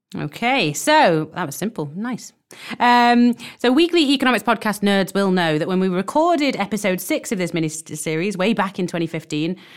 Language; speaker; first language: English; native; English